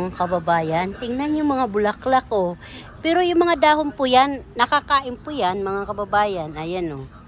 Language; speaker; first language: Filipino; native; Filipino